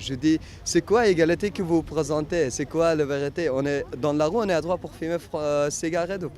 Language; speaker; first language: French; non-native, learner; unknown